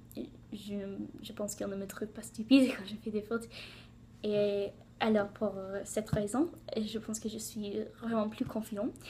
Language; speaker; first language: French; non-native, learner; English